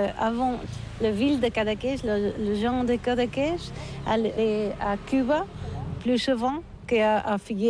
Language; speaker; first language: French; non-native, learner; Catalan